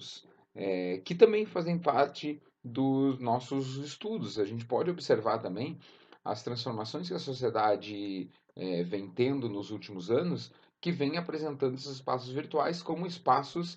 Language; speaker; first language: Portuguese; native; Portuguese